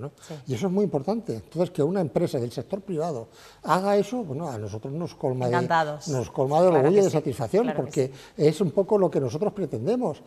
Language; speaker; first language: Spanish; native; Spanish